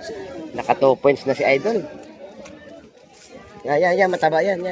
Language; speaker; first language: Filipino; native; Filipino